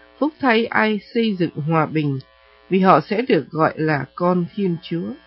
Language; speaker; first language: Vietnamese; native; Vietnamese